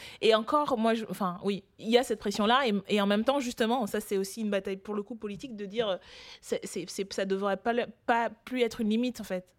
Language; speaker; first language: French; early bilingual, other home language; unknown